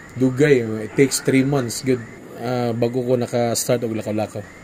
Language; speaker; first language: Cebuano; native; Cebuano